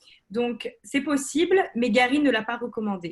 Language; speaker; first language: French; native; French